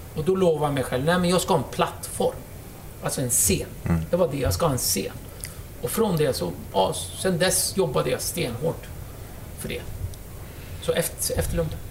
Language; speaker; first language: Swedish; early bilingual, other home language; Kurdish